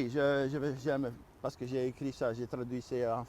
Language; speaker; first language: French; non-native, fluent; Dutch